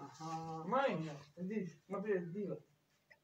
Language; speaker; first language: Russian; non-native, learner; Turkish